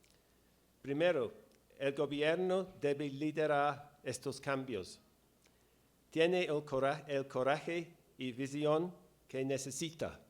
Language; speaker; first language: Spanish; non-native, fluent; English